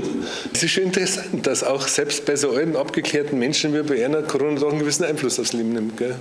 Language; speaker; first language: German; native; German